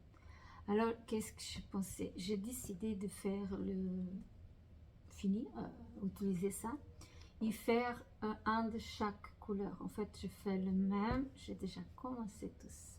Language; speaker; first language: French; non-native, fluent; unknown